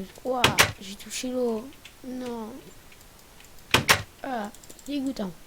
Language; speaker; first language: French; native; French